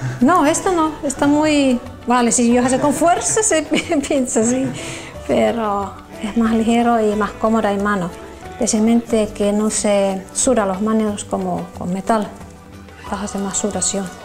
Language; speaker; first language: Spanish; non-native, learner; Finnish